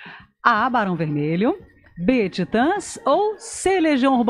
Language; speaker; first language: Portuguese; native; Portuguese